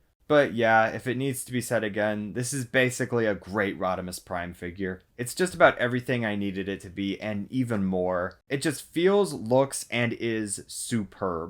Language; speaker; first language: English; native; English